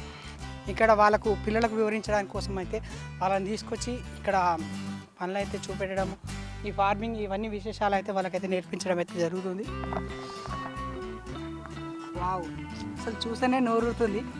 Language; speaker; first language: Telugu; native; Telugu